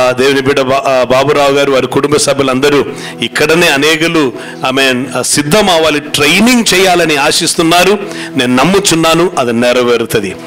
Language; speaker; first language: Telugu; non-native, fluent; Malayalam